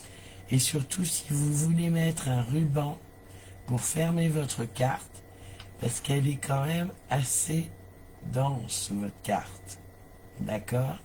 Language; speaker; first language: French; native; French